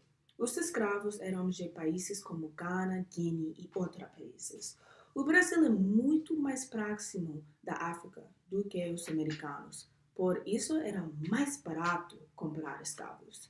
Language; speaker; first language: Portuguese; non-native, learner; English